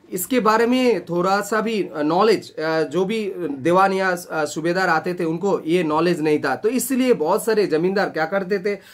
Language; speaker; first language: Hindi; non-native, local second language; Bangla